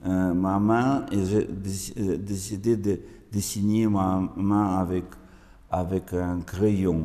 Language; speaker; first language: French; non-native, fluent; Russian